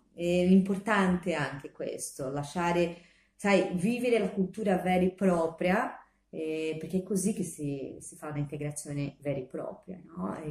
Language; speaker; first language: Italian; non-native, fluent; Portuguese